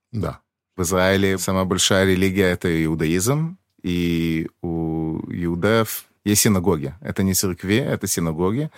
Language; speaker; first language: Russian; early bilingual, heritage; Russian